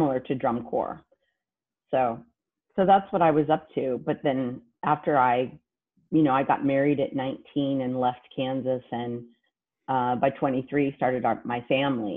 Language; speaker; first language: English; native; English